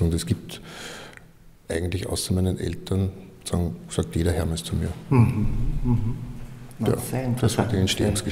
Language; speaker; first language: German; native; German